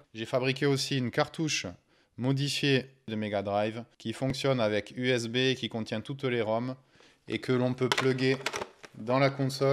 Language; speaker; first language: French; native; French